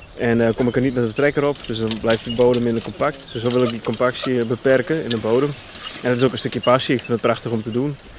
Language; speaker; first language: Dutch; non-native, local second language; Western Frisian